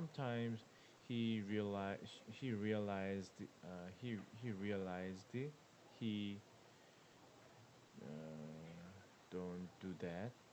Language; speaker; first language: English; non-native, learner; Korean